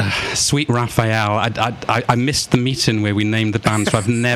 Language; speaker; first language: English; native; English